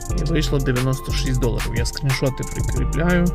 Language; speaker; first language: Ukrainian; native; Ukrainian